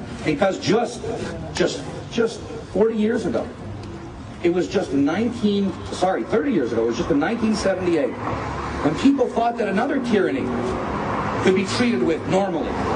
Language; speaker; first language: English; native; English